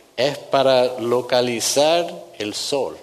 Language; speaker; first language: Spanish; non-native, fluent; English